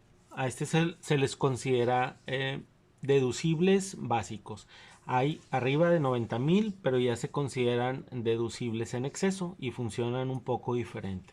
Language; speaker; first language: Spanish; native; Spanish